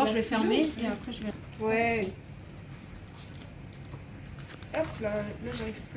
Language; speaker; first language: French; native; French